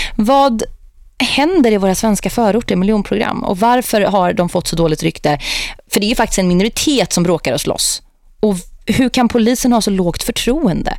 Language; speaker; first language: Swedish; native; Swedish